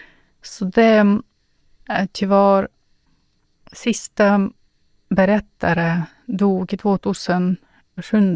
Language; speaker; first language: Swedish; non-native, fluent; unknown